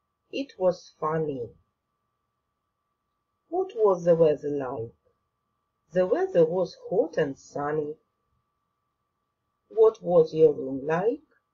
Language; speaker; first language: English; non-native, fluent; Ukrainian